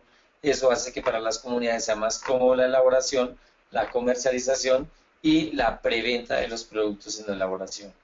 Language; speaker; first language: Spanish; native; Spanish